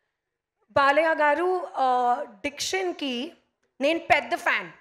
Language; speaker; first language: Telugu; non-native, learner; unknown